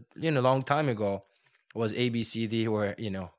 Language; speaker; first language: English; non-native, fluent; Korean